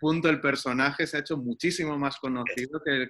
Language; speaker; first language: Spanish; native; Spanish